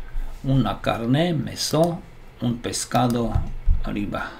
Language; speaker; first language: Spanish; non-native, learner; Slovak